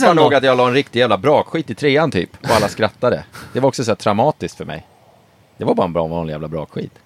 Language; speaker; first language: Swedish; native; Swedish